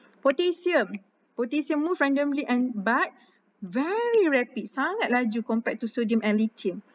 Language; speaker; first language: English; non-native, local second language; Malay